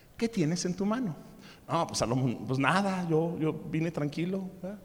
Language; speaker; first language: Spanish; early bilingual, other home language; English